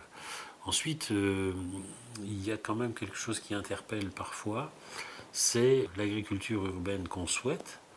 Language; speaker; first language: French; native; French